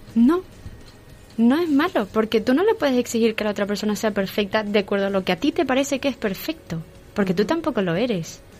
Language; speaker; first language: Spanish; native; Spanish